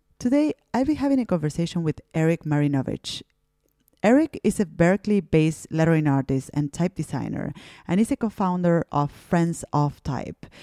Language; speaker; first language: English; non-native, fluent; Spanish